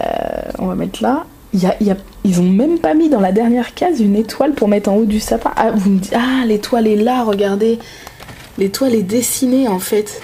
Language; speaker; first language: French; native; French